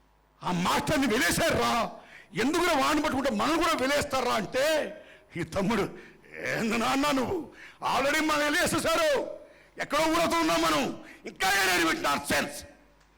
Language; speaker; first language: Telugu; native; Telugu